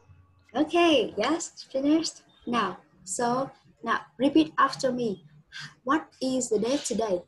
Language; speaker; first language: English; non-native, fluent; Vietnamese